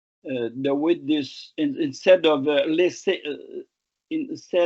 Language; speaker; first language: English; non-native, local second language; French